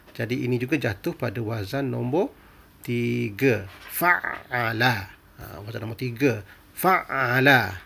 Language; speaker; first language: Malay; native; Malay